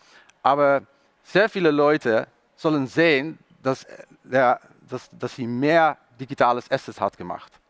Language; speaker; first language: German; non-native, learner; Dutch